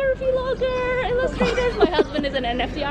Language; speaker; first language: English; non-native, local second language; Indonesian